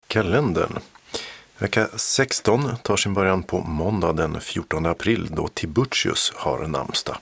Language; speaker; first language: Swedish; native; Swedish